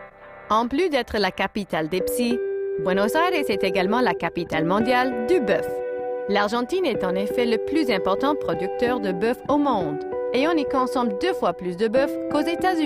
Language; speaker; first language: French; native; French